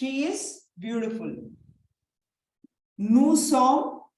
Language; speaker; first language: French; non-native, fluent; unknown